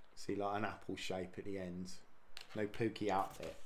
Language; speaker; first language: English; native; English